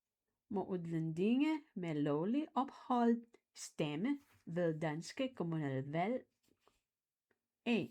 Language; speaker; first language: Danish; non-native, fluent; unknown